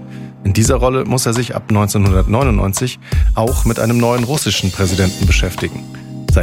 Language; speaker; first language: German; native; German